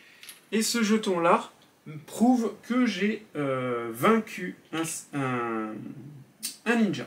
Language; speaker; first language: French; native; French